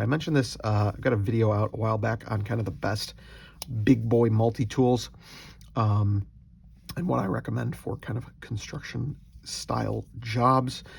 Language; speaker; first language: English; native; English